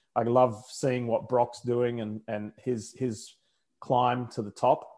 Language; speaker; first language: English; native; English